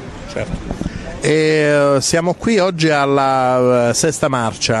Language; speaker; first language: Italian; native; Italian